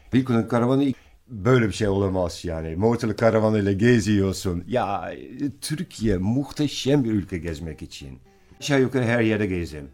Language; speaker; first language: Turkish; non-native, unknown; Dutch